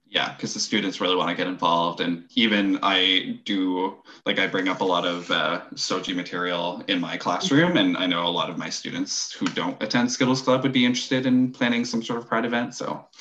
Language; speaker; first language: English; non-native, fluent; French